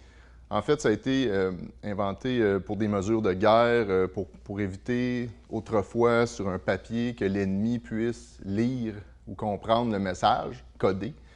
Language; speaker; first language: French; native; French